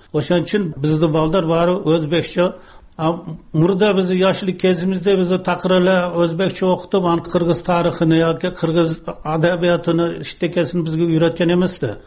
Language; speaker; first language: Kyrgyz; non-native, local second language; Uyghur